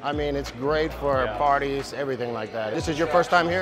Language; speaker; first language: English; native; English